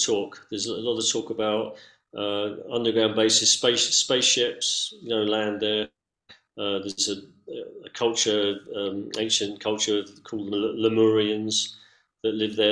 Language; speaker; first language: English; native; English